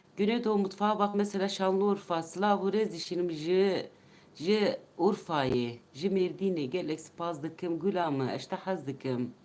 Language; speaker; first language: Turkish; non-native, local second language; Kurdish